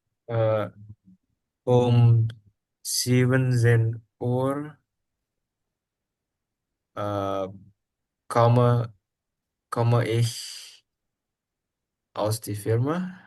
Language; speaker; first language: German; non-native, learner; Indonesian